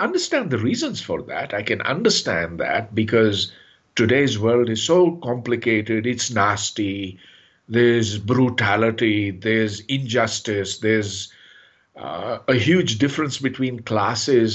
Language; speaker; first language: English; non-native, local second language; Urdu